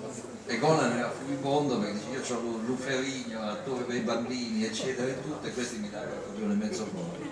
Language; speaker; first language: Italian; native; Italian